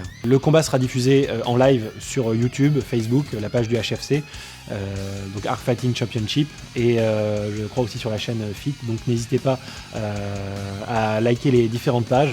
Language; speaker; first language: French; native; French